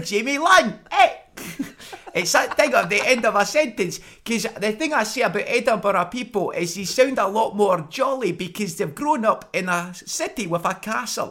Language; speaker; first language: English; native; English